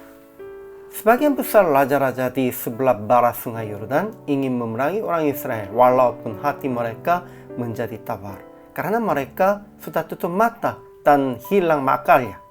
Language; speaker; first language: Indonesian; non-native, fluent; Korean